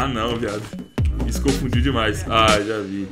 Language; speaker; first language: Portuguese; native; Portuguese